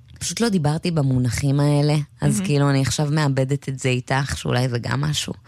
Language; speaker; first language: Hebrew; native; Hebrew